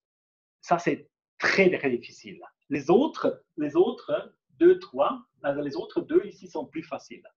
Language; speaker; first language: French; non-native, local second language; German